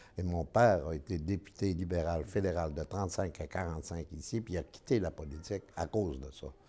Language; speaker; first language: French; native; French